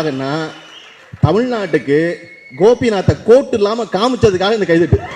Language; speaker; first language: Tamil; native; Tamil